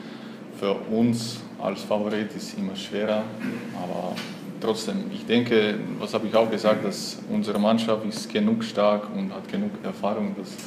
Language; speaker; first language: German; non-native, fluent; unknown